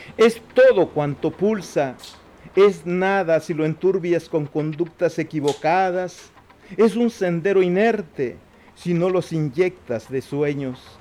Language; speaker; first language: Spanish; non-native, local second language; Zapotec